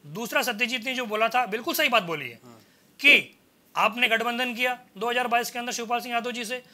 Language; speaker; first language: Hindi; native; Hindi